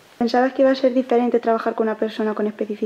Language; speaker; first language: Spanish; native; Spanish